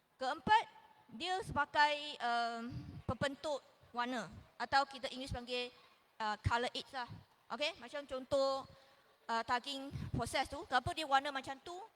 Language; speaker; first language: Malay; non-native, local second language; Chinese